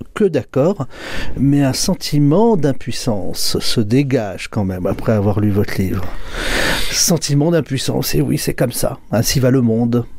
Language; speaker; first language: French; native; French